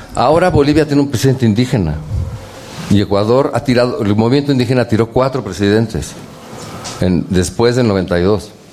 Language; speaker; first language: Spanish; native; Spanish